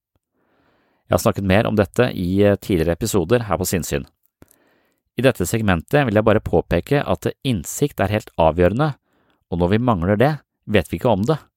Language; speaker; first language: Norwegian; native; Norwegian